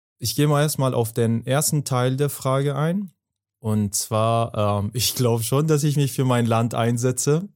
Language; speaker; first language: German; non-native, fluent; Persian